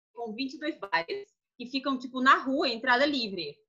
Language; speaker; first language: Portuguese; non-native, fluent; Russian